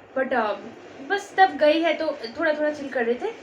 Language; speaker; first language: Hindi; non-native, local second language; Bangla